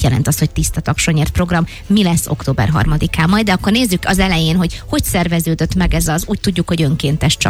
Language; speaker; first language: Hungarian; native; Hungarian